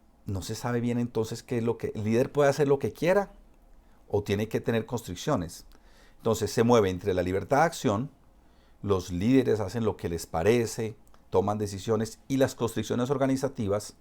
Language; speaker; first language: Spanish; native; Spanish